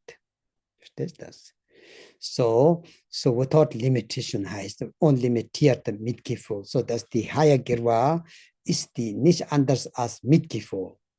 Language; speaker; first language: German; non-native, learner; Tibetan